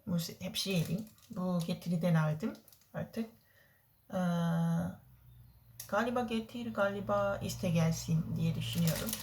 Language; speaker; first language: Turkish; non-native, learner; Korean